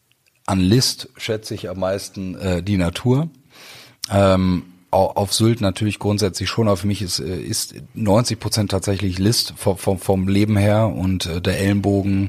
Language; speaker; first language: German; native; German